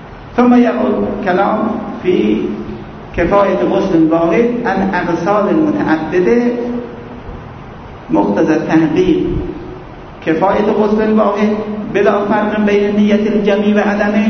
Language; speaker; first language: Arabic; non-native, fluent; Persian